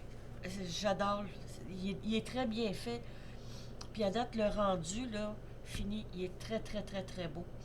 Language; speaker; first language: French; native; French